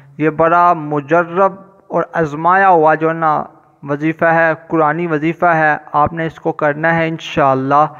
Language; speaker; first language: Urdu; non-native, local second language; Punjabi